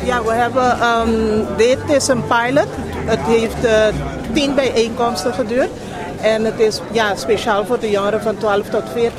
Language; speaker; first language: Dutch; non-native, local second language; Papiamento